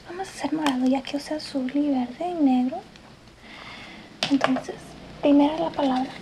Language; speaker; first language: Spanish; early bilingual, heritage; English